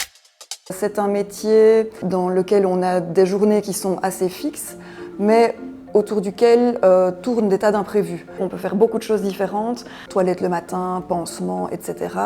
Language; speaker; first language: French; native; French